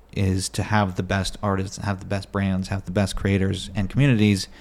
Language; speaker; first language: English; native; English